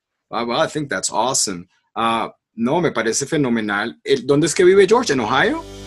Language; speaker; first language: Spanish; native; Spanish